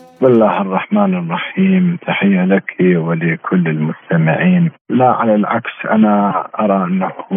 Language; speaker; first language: Arabic; native; Arabic